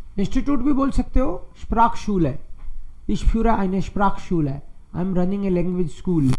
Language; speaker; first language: Hindi; native; Hindi